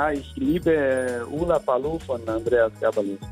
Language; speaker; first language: German; early bilingual, heritage; German